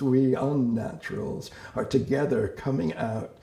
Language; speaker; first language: English; native; English